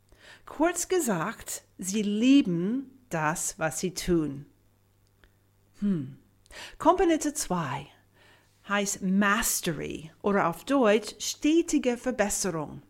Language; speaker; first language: German; non-native, fluent; English